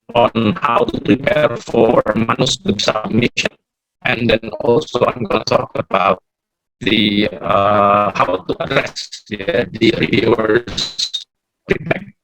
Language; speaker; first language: English; non-native, fluent; Indonesian